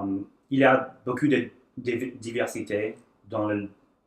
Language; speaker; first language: French; non-native, learner; English